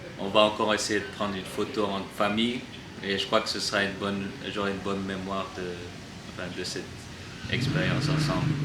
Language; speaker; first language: French; non-native, learner; English